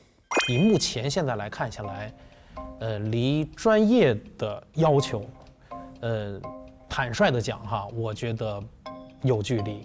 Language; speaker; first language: Chinese; native; Chinese